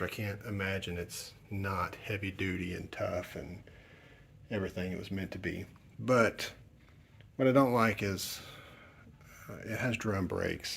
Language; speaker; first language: English; native; English